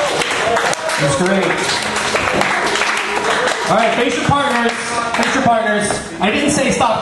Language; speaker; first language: English; native; English